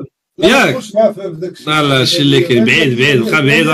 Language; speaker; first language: Arabic; native; Arabic